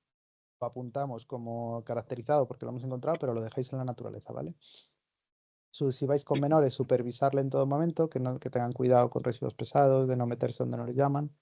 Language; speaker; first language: Spanish; native; Spanish